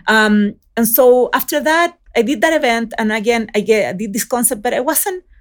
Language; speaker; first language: English; early bilingual, other home language; Spanish